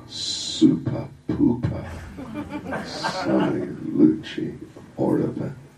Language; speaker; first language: Russian; non-native, learner; English